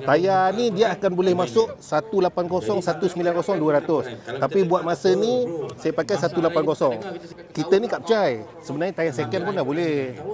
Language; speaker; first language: Malay; native; Malay